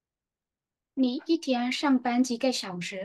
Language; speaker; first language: Chinese; non-native, learner; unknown